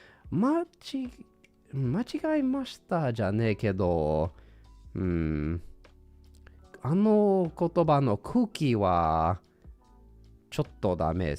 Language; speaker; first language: Japanese; non-native, learner; English